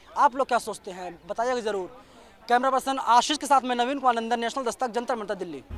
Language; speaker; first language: Hindi; native; Hindi